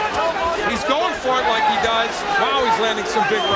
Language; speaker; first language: English; native; English